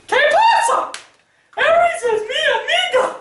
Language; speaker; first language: Spanish; non-native, learner; English